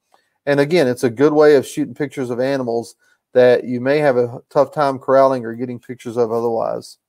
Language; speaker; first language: English; native; English